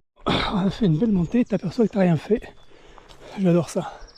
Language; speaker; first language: French; native; French